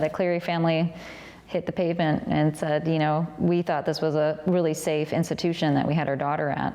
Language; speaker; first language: English; native; English